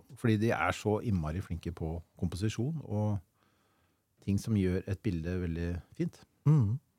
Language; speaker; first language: Norwegian; native; Norwegian